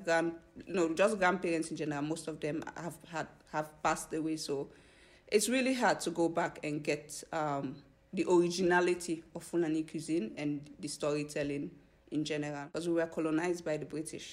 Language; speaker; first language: English; non-native, local second language; Fula